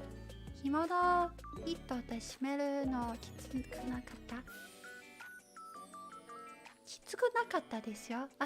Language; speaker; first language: Japanese; non-native, learner; Chinese